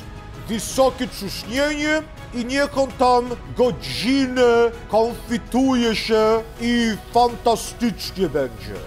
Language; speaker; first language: Polish; early bilingual, heritage; Polish